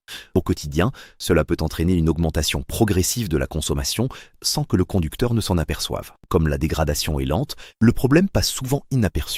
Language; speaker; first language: French; native; French